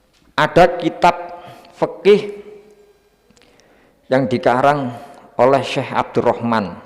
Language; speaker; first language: Indonesian; non-native, local second language; Javanese